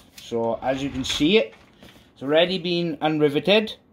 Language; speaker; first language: English; native; English